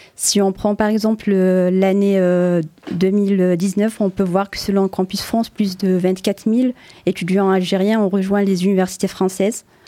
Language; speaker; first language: French; non-native, local second language; Arabic